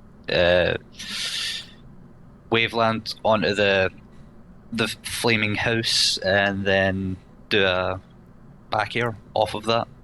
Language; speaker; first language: English; native; English